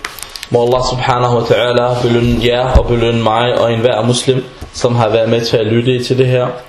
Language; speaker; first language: Danish; non-native, fluent; Arabic